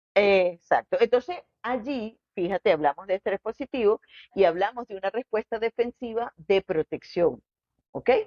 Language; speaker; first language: Spanish; native; Spanish